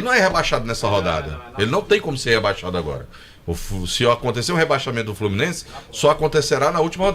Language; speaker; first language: Portuguese; native; Portuguese